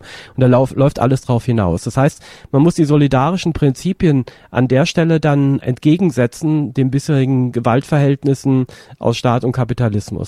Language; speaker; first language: German; native; German